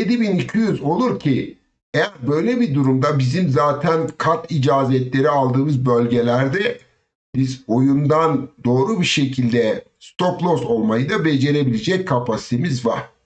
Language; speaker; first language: Turkish; native; Turkish